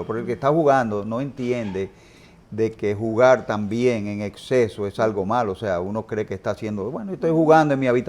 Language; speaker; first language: Spanish; native; Spanish